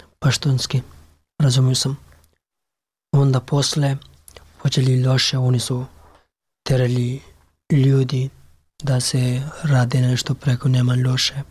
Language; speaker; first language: Serbian; non-native, learner; Pashto